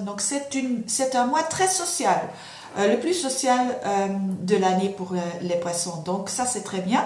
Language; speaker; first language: French; non-native, fluent; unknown